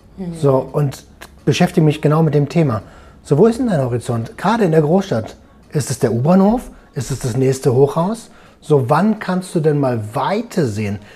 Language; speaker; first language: German; native; German